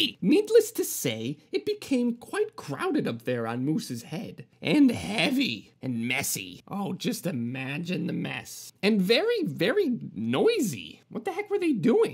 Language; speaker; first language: English; native; English